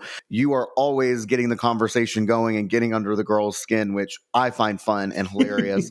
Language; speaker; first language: English; native; English